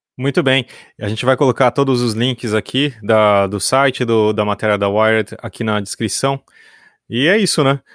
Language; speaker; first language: Portuguese; native; Portuguese